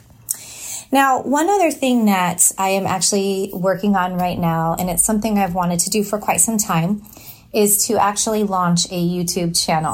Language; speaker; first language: English; native; English